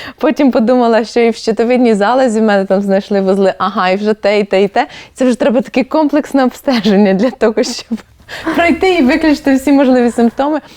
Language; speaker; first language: Ukrainian; native; Ukrainian